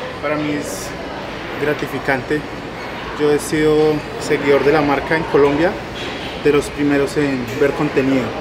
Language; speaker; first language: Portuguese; non-native, learner; Spanish